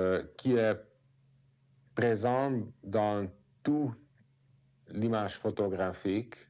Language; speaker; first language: French; non-native, fluent; Hungarian